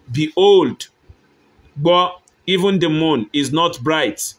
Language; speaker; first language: English; non-native, local second language; Yoruba